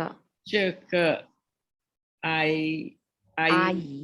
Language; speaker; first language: Chinese; non-native, learner; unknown